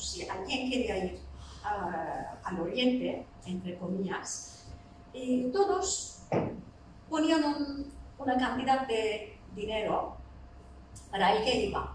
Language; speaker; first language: Spanish; non-native, fluent; Turkish